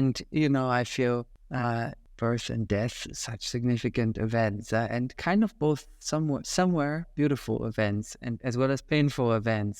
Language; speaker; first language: English; non-native, fluent; German